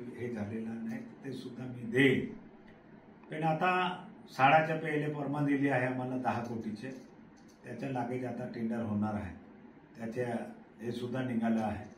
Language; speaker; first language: Marathi; non-native, local second language; Bhili